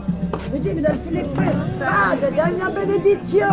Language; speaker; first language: Italian; native; Italian